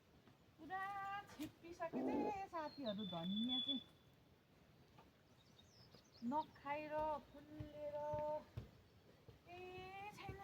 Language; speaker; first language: Nepali; non-native, local second language; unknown